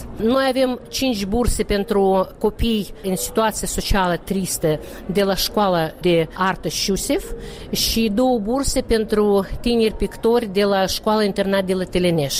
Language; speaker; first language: Romanian; non-native, local second language; Russian